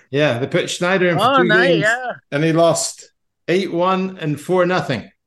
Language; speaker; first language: English; native; English